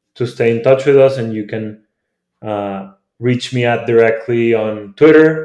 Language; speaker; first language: English; non-native, fluent; Spanish